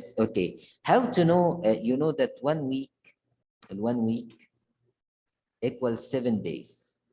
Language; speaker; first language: English; non-native, fluent; Arabic